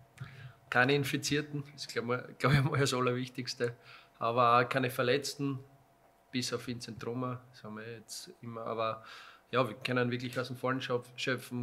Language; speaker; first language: German; native; German